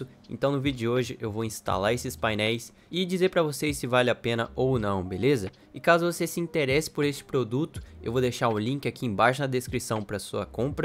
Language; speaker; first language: Portuguese; native; Portuguese